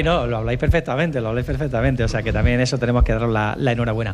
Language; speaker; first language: Spanish; native; Spanish